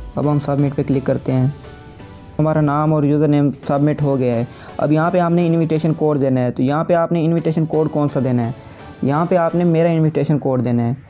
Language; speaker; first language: Urdu; native; Urdu